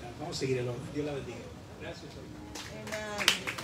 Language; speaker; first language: Spanish; native; Spanish